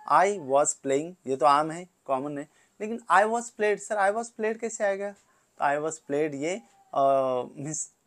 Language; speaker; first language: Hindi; native; Hindi